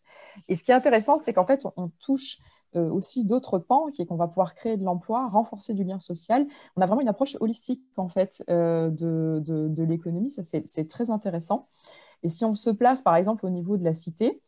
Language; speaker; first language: French; native; French